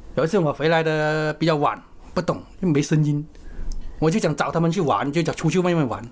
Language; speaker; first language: Chinese; native; Chinese